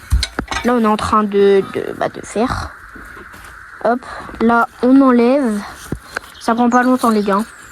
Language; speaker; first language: French; native; French